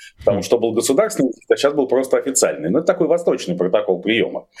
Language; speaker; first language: Russian; native; Russian